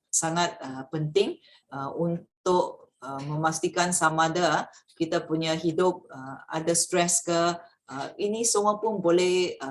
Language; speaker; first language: Malay; native; Malay